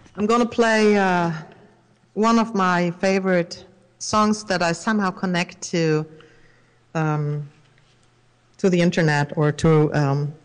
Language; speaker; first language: English; non-native, fluent; German